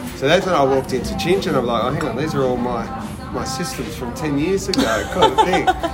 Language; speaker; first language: English; native; English